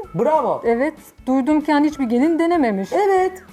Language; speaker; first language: Turkish; native; Turkish